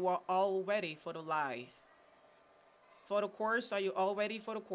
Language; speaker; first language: English; non-native, fluent; Haitian Creole